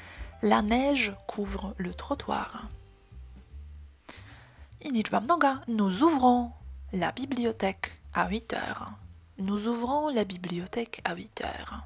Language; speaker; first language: French; non-native, fluent; Polish